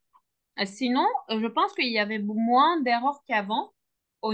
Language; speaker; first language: French; non-native, fluent; Turkish